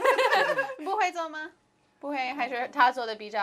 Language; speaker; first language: Chinese; non-native, learner; English